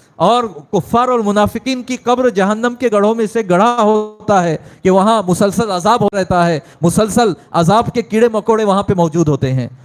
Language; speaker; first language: Urdu; native; Urdu